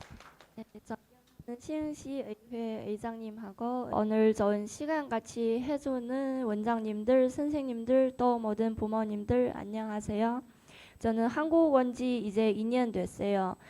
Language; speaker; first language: Korean; non-native, learner; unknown